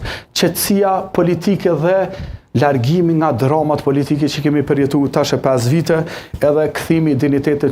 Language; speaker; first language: Albanian; native; Albanian